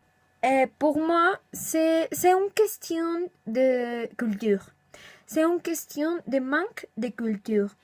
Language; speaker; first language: French; non-native, learner; Spanish